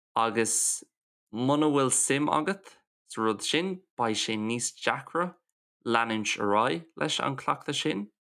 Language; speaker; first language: Irish; non-native, local second language; English